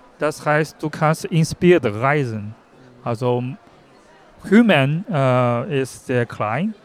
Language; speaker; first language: German; non-native, learner; Chinese